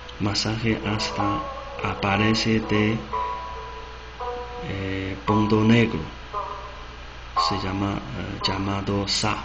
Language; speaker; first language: Spanish; non-native, learner; Chinese